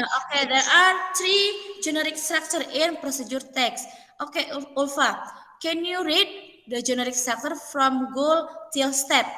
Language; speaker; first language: English; non-native, fluent; Indonesian